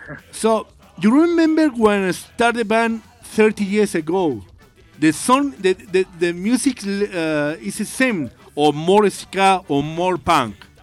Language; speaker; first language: English; non-native, learner; Spanish